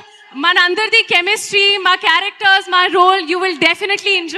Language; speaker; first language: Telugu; non-native, learner; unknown